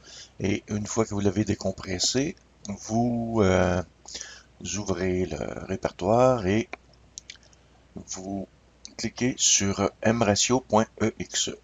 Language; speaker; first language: French; native; French